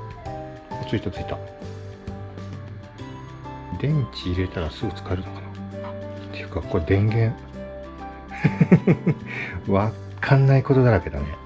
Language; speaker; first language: Japanese; native; Japanese